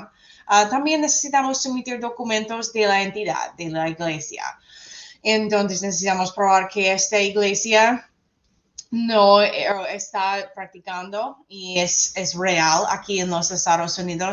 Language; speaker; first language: Spanish; non-native, fluent; English